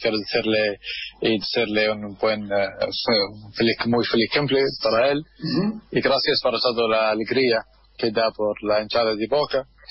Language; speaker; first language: Spanish; non-native, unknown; Arabic